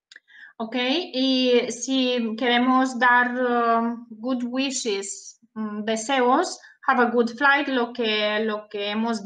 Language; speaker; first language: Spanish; non-native, fluent; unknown